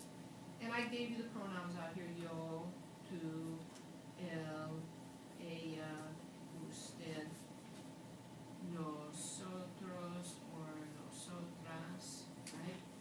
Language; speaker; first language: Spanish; non-native, fluent; English